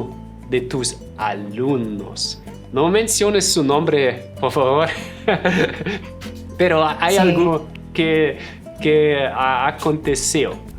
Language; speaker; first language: Spanish; non-native, fluent; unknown